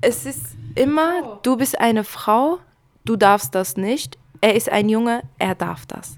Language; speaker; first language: German; early bilingual, other home language; Kurdish